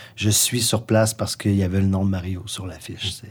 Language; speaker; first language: French; native; French